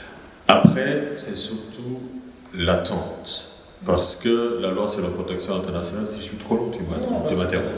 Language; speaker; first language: French; native; French